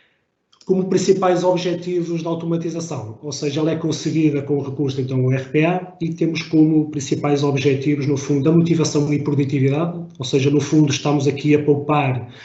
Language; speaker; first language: Portuguese; native; Portuguese